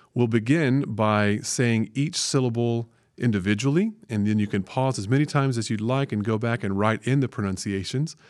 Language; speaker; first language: English; native; English